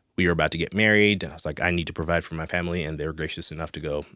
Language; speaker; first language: English; non-native, local second language; Shona